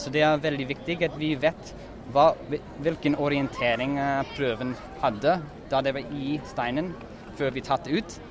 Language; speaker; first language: Norwegian; non-native, learner; English